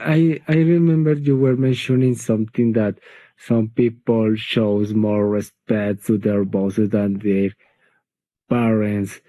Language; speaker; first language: English; non-native, learner; Spanish